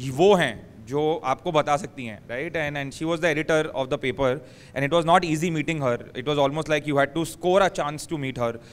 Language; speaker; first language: Hindi; native; Hindi